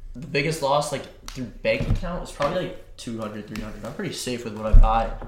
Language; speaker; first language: English; native; English